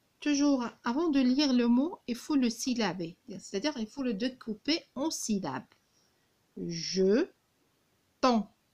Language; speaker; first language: French; non-native, local second language; Arabic